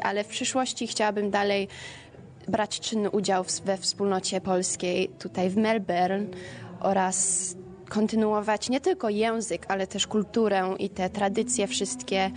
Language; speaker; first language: Polish; early bilingual, heritage; Polish